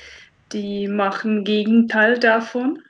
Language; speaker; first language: German; non-native, fluent; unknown